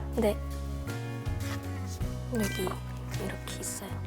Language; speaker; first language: Korean; early bilingual, other home language; Russian